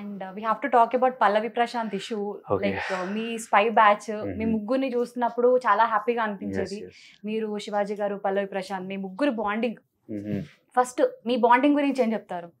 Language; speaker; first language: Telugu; native; Telugu